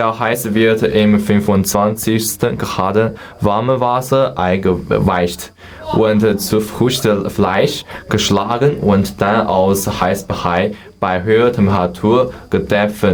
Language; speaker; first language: German; non-native, learner; Chinese